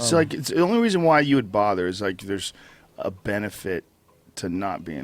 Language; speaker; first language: English; native; English